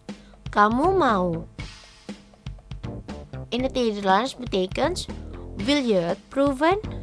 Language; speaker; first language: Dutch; non-native, fluent; Indonesian